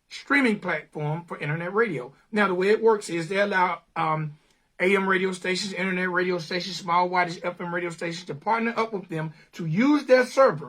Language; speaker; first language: English; native; English